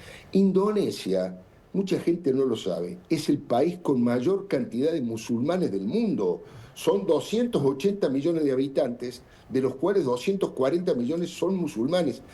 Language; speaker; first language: Spanish; native; Spanish